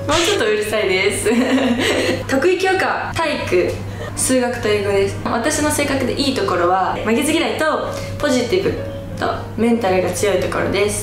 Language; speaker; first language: Japanese; native; Japanese